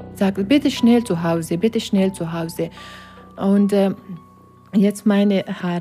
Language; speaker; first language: German; non-native, learner; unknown